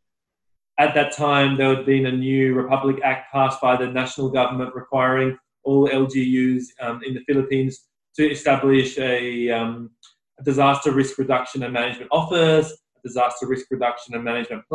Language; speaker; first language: English; native; English